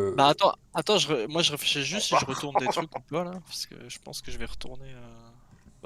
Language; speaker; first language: French; native; French